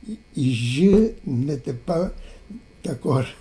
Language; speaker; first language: French; non-native, fluent; Portuguese